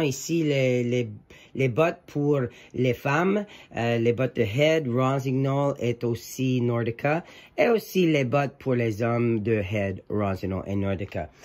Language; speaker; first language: French; non-native, learner; English